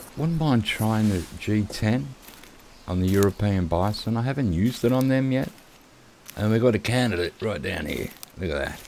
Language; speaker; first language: English; native; English